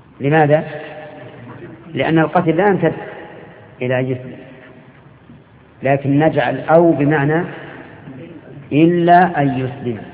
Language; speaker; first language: Arabic; native; Arabic